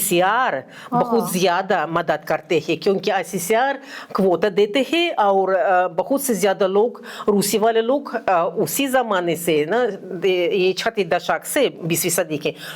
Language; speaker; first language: Hindi; non-native, fluent; Russian